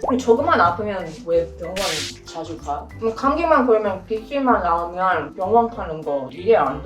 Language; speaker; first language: Korean; non-native, fluent; English